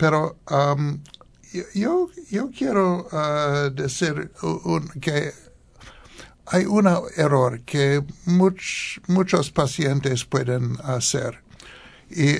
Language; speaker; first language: Spanish; non-native, learner; English